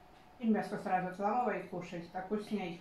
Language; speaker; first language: Russian; native; Russian